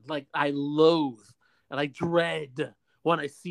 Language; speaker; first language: English; early bilingual, other home language; Spanish